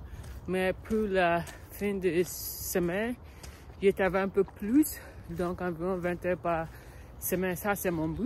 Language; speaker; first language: French; non-native, learner; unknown